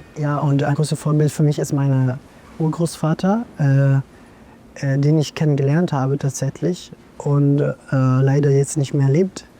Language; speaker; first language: German; non-native, fluent; Italian